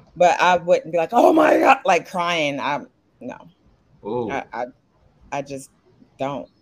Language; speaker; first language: English; native; English